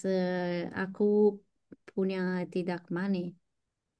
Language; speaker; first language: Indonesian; non-native, learner; English